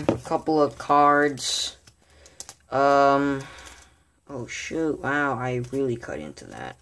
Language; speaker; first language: English; native; English